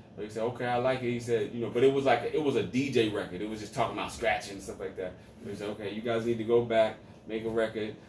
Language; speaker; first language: English; native; English